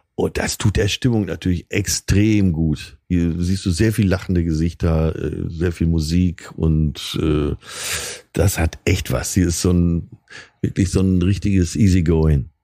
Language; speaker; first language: German; native; German